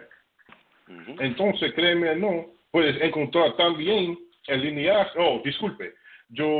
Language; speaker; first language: Spanish; non-native, fluent; English